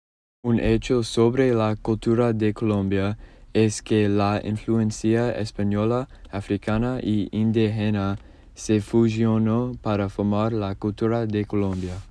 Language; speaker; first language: Spanish; non-native, learner; English